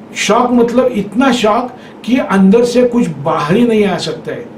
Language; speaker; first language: Hindi; non-native, local second language; Marathi